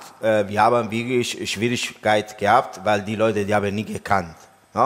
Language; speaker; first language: German; non-native, learner; Italian